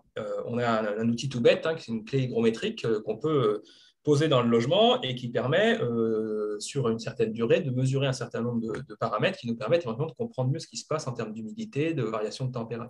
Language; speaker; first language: French; native; French